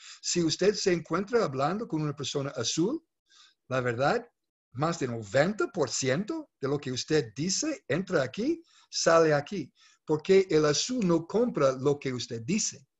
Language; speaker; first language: Spanish; non-native, fluent; English